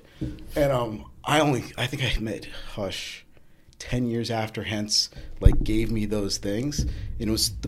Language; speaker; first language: English; native; English